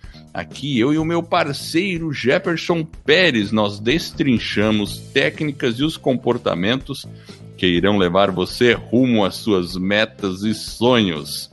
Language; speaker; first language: Portuguese; non-native, fluent; English